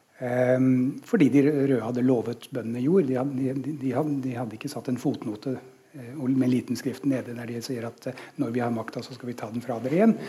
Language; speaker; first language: Norwegian; non-native, fluent; English